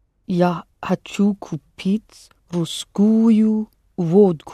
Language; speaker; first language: Russian; non-native, learner; English